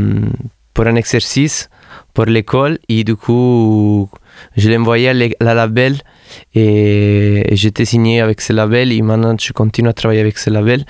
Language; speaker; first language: French; non-native, fluent; Italian